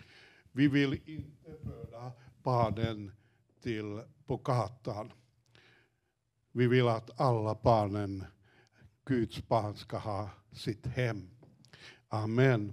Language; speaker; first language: Swedish; non-native, fluent; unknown